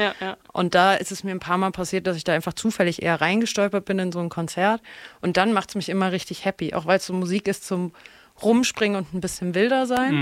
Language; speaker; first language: German; native; German